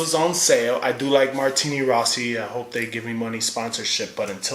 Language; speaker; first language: English; native; English